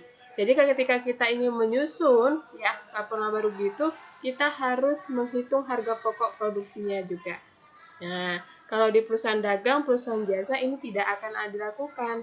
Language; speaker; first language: Indonesian; native; Indonesian